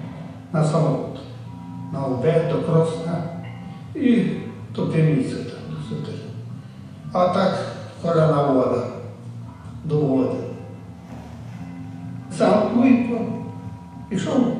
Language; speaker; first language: Polish; non-native, local second language; Rusyn